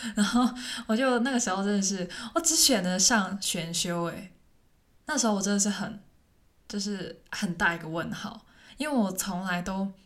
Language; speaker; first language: Chinese; non-native, local second language; Cantonese